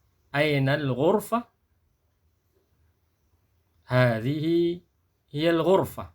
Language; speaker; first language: Arabic; non-native, fluent; Indonesian